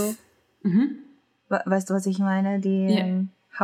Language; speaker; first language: German; non-native, learner; Japanese